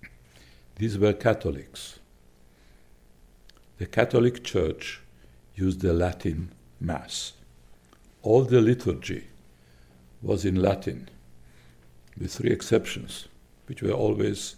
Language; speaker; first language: English; non-native, fluent; Slovak